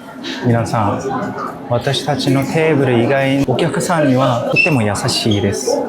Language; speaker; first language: Japanese; non-native, fluent; Korean